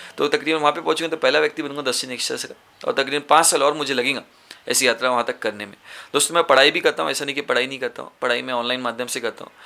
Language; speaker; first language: Hindi; native; Hindi